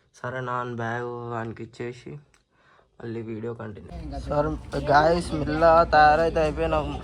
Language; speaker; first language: Telugu; non-native, local second language; Marathi